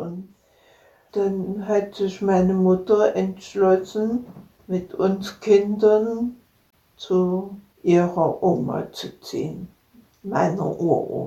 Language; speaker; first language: German; native; German